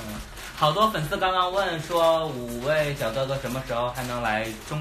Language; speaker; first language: Chinese; native; Chinese